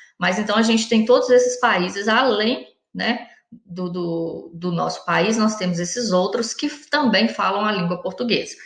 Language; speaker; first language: Portuguese; native; Portuguese